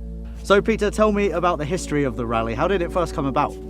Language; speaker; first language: English; native; English